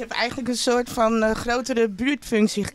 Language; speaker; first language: Dutch; native; Dutch